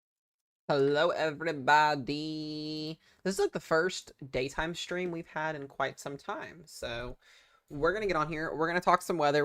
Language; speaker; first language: English; native; English